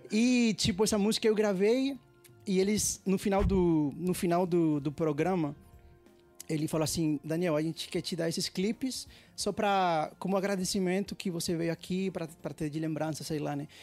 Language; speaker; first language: Portuguese; non-native, fluent; Spanish